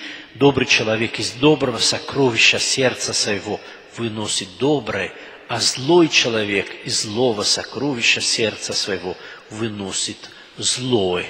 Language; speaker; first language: Russian; non-native, fluent; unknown